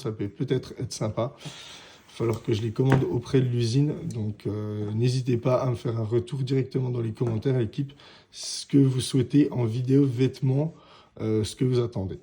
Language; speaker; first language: French; native; French